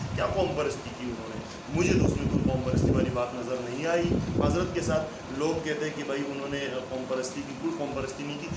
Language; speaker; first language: Urdu; non-native, local second language; Pashto